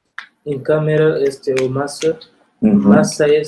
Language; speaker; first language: Romanian; non-native, learner; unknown